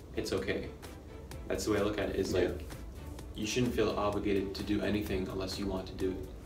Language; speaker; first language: English; native; English